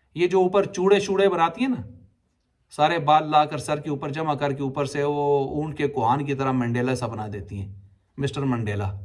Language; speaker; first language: Urdu; non-native, local second language; Punjabi